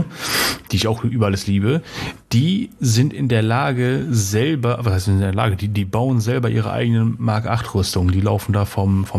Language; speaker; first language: German; native; German